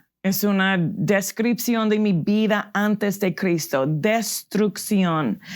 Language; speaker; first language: Spanish; non-native, fluent; English